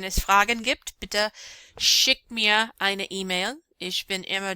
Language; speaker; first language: German; non-native, fluent; English